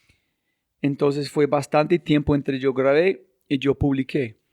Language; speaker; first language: Spanish; non-native, fluent; English